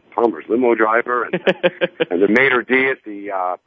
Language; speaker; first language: English; native; English